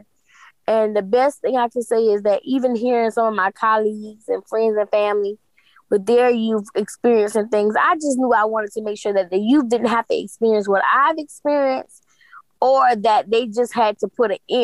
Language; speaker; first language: English; native; English